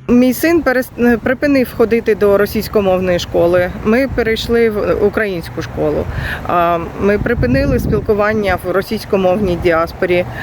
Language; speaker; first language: Ukrainian; non-native, local second language; Russian